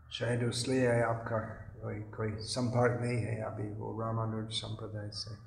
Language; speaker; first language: Hindi; non-native, fluent; English